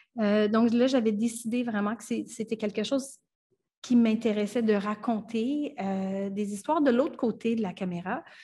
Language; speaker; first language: French; non-native, local second language; English